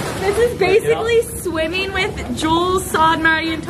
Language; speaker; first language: English; native; English